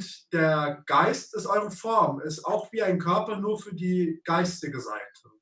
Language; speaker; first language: German; native; German